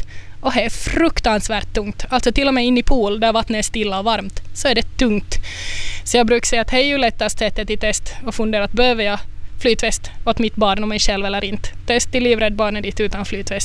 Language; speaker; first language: Swedish; native; Swedish